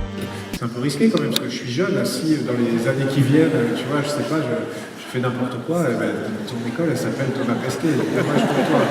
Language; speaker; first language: French; native; French